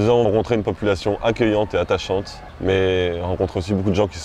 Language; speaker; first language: French; native; French